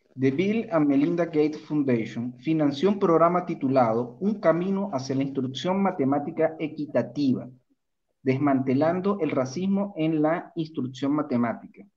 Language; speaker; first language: Spanish; native; Spanish